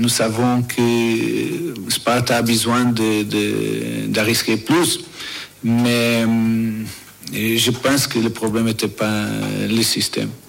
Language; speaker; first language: French; non-native, learner; Portuguese